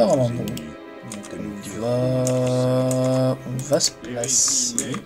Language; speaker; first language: French; native; French